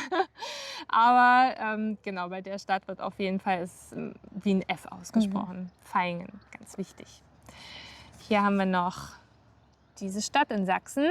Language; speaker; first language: German; native; German